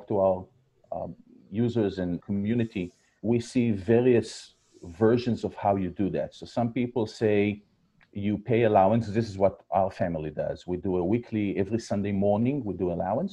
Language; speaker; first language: English; non-native, fluent; Hebrew